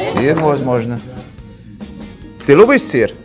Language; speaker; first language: Russian; non-native, learner; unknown